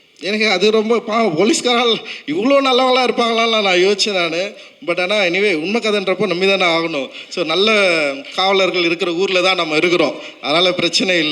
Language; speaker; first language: Tamil; native; Tamil